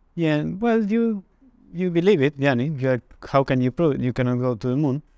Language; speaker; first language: English; non-native, fluent; Spanish